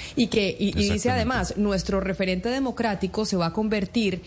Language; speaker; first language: Spanish; native; Spanish